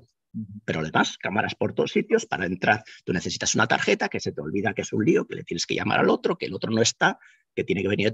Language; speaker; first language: Spanish; native; Spanish